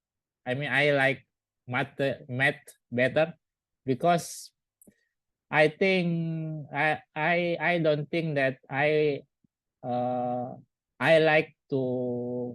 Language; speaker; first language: English; non-native, learner; Indonesian